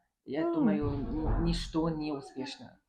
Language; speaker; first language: Russian; non-native, learner; Chinese